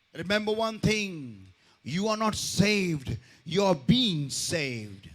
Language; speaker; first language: English; non-native, local second language; Marathi